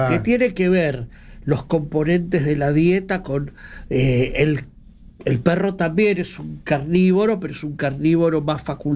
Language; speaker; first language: Spanish; native; Spanish